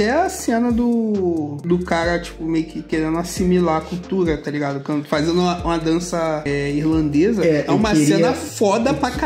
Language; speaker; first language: Portuguese; native; Portuguese